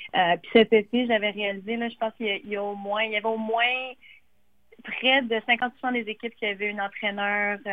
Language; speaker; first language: French; native; French